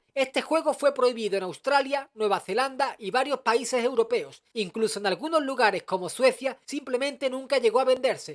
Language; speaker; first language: Spanish; native; Spanish